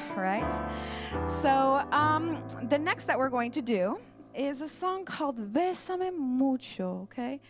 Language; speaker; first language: English; native; English